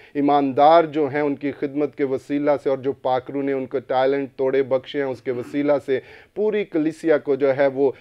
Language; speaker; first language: Urdu; non-native, local second language; Punjabi